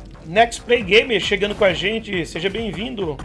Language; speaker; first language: Portuguese; native; Portuguese